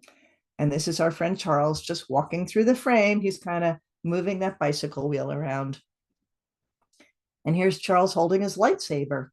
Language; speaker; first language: English; native; English